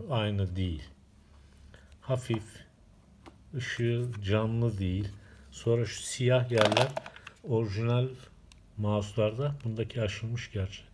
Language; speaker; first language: Turkish; native; Turkish